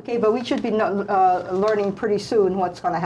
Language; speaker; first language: English; native; English